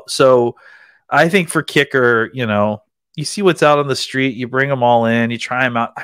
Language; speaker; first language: English; native; English